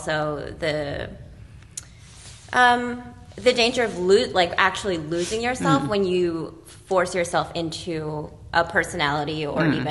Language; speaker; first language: English; non-native, local second language; Filipino